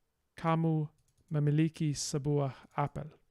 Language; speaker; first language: Indonesian; non-native, learner; English